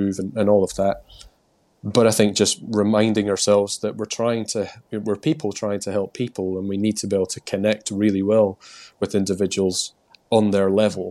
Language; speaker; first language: English; native; English